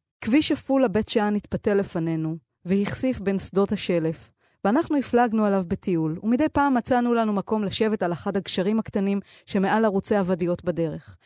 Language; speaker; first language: Hebrew; native; Hebrew